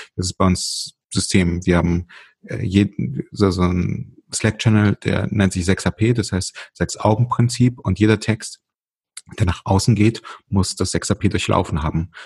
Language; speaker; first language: German; early bilingual, other home language; Russian